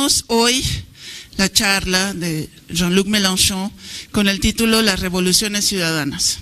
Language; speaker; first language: Spanish; native; Spanish